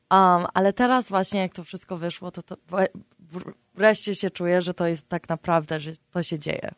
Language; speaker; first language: Polish; early bilingual, heritage; Polish